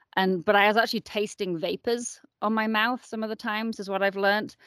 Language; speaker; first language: English; native; English